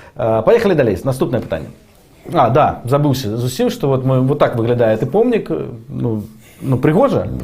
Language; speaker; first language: Belarusian; non-native, local second language; Russian